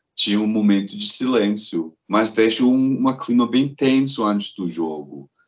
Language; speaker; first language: Portuguese; non-native, fluent; English